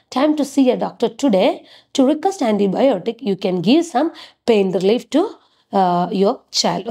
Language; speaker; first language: English; non-native, local second language; Malayalam